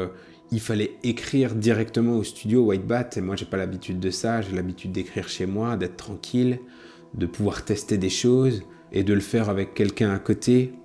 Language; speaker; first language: French; native; French